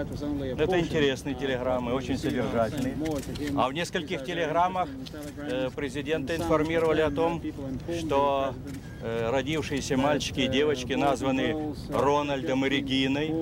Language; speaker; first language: Russian; native; Russian